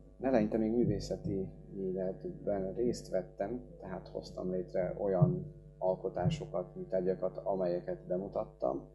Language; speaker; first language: Hungarian; early bilingual, other home language; Polish